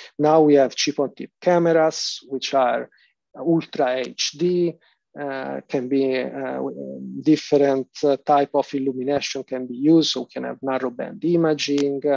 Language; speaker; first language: English; non-native, fluent; Italian